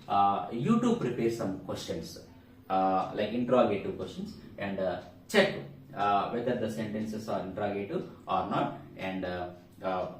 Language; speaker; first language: English; non-native, local second language; Telugu